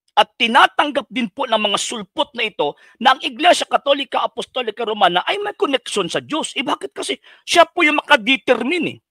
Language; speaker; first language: Filipino; non-native, local second language; Cebuano